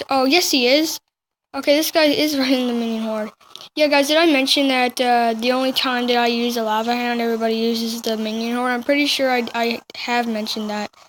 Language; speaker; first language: English; native; English